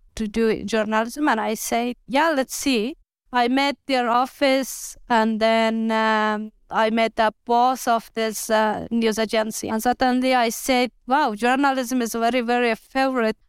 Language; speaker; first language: English; non-native, learner; Persian